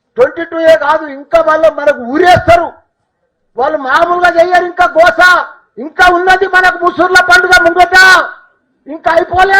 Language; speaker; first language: Telugu; native; Telugu